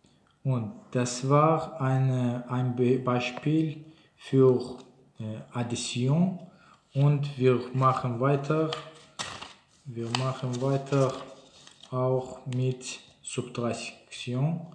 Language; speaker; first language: German; non-native, learner; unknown